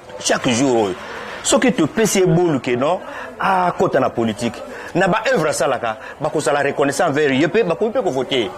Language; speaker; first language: Lingala; native; Lingala